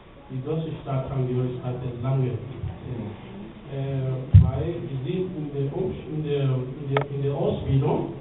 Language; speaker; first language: German; non-native, fluent; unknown